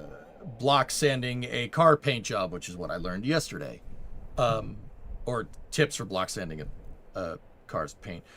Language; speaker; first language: English; native; English